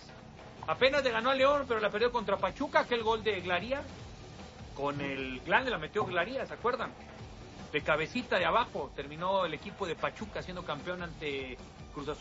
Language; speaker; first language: Spanish; native; Spanish